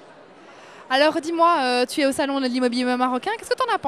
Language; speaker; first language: French; early bilingual, other home language; Arabic